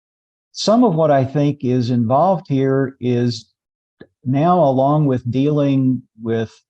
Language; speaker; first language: English; native; English